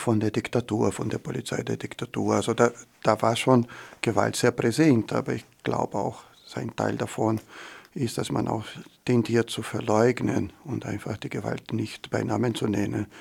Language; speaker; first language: German; non-native, fluent; Portuguese